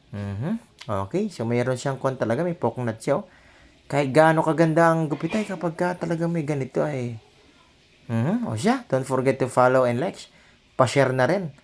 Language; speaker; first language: Filipino; native; Filipino